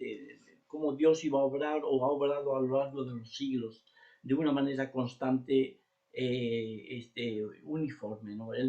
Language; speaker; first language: Spanish; native; Spanish